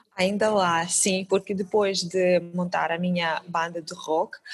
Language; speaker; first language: Portuguese; non-native, fluent; Kazakh